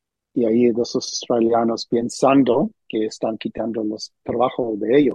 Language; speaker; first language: Spanish; early bilingual, heritage; Spanish